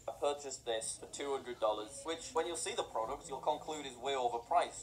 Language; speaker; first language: English; native; English